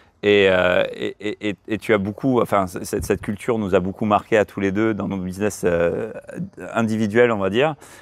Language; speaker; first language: French; native; French